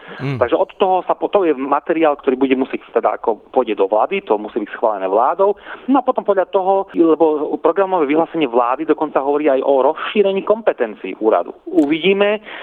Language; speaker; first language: Slovak; non-native, local second language; Rusyn